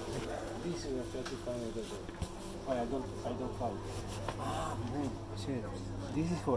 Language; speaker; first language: English; non-native, learner; Spanish